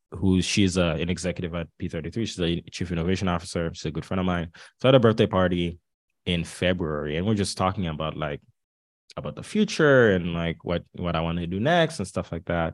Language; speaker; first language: English; early bilingual, other home language; Haitian Creole